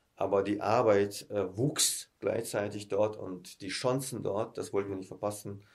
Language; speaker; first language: German; early bilingual, heritage; German